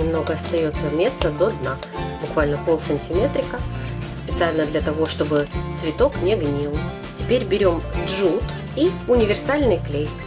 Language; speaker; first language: Russian; native; Russian